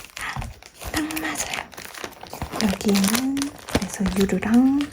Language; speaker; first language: Korean; native; Korean